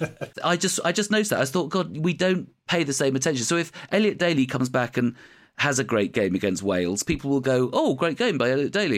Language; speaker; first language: English; native; English